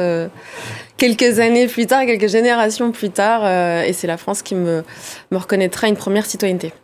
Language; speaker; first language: French; early bilingual, other home language; Arabic